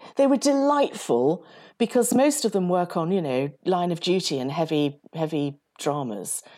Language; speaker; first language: English; native; English